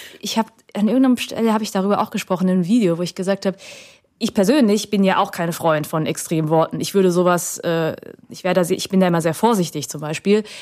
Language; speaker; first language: German; early bilingual, other home language; Vietnamese